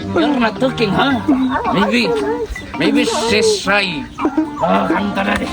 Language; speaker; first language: English; non-native, local second language; Filipino